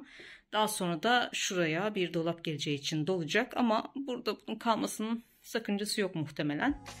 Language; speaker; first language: Turkish; native; Turkish